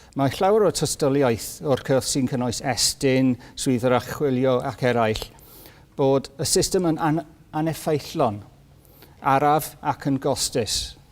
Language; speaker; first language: Welsh; non-native, learner; English